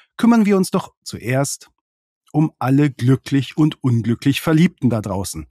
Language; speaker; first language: German; native; German